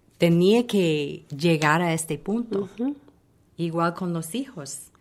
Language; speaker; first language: Spanish; non-native, fluent; English